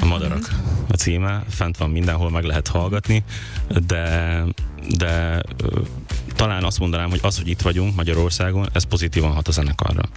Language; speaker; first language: Hungarian; native; Hungarian